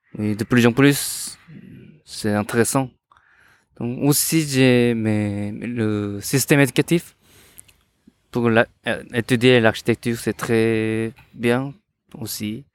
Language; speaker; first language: French; non-native, learner; Korean